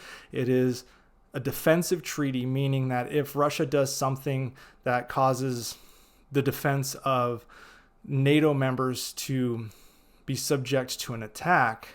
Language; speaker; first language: English; native; English